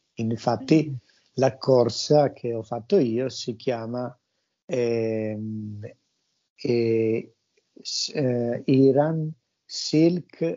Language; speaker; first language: Italian; native; Italian